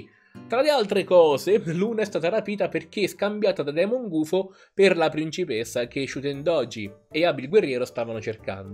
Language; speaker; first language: Italian; native; Italian